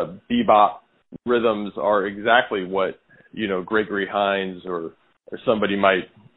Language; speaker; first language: English; native; English